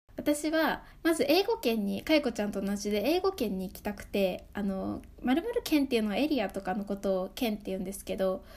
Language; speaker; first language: Japanese; native; Japanese